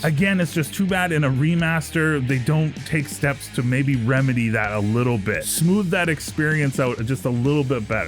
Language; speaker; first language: English; native; English